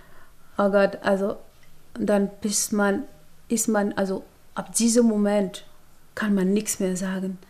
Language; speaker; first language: German; non-native, fluent; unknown